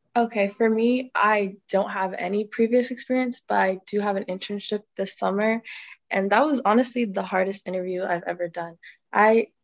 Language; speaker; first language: English; native; English